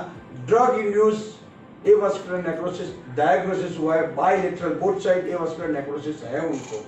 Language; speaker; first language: Hindi; non-native, local second language; Gujarati